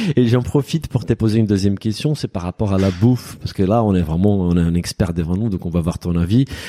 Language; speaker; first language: French; non-native, fluent; Portuguese